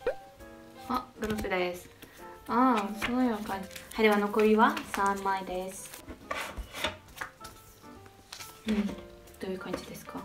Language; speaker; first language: Japanese; non-native, learner; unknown